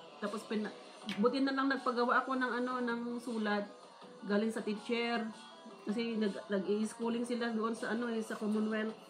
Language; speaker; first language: Filipino; native; Filipino